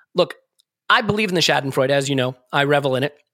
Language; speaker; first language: English; native; English